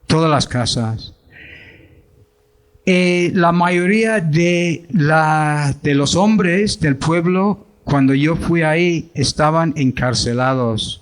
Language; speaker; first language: Spanish; non-native, fluent; English